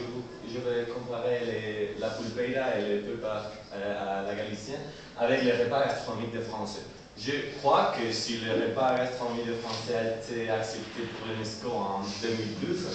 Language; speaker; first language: French; non-native, learner; Spanish